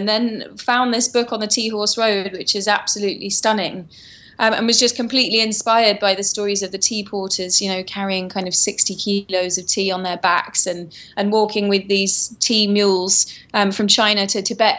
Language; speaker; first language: English; native; English